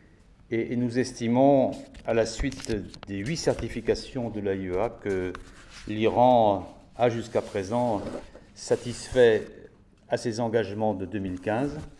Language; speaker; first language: French; native; French